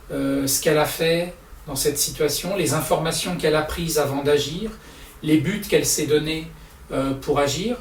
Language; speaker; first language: French; native; French